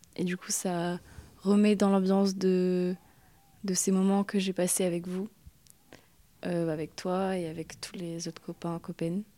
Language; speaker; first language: French; native; French